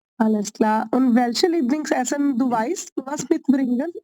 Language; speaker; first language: German; non-native, learner; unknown